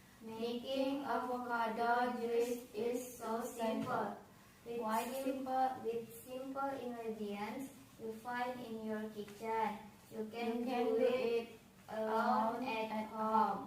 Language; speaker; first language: English; non-native, learner; Indonesian